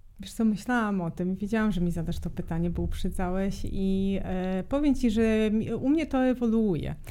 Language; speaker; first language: Polish; non-native, fluent; Serbian